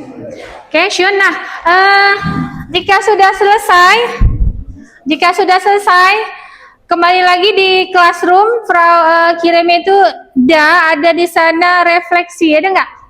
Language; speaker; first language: Indonesian; native; Indonesian